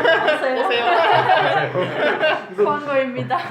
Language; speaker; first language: Korean; non-native, fluent; Hungarian